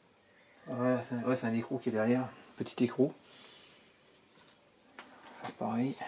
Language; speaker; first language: French; native; French